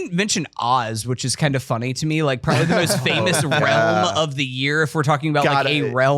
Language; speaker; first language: English; native; English